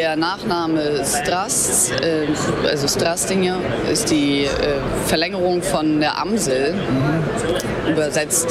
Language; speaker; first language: German; non-native, local second language; Latvian